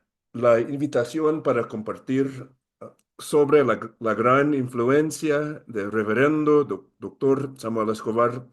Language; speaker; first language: Spanish; early bilingual, heritage; English